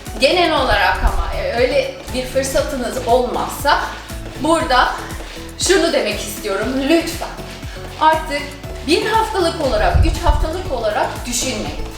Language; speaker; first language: Turkish; non-native, fluent; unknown